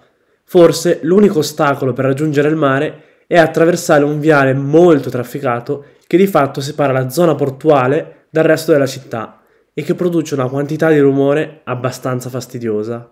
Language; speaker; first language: Italian; native; Italian